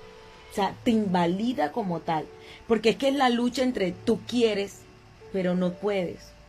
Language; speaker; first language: Spanish; native; Spanish